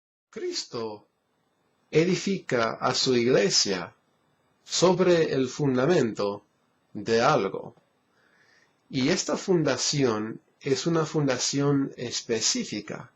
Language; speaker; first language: Spanish; non-native, fluent; English